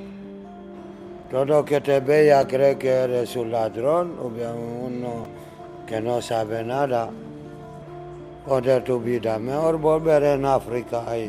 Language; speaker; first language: Spanish; non-native, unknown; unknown